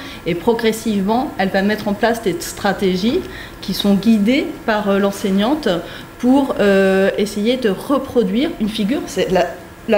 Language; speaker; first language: French; native; French